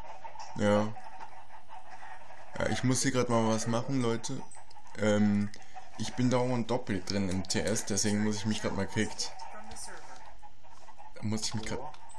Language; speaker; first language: German; native; German